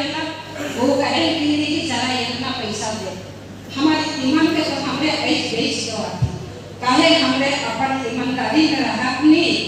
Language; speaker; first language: Hindi; non-native, local second language; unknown